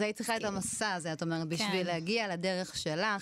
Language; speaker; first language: Hebrew; native; Hebrew